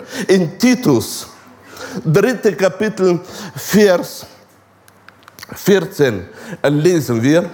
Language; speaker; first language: German; non-native, fluent; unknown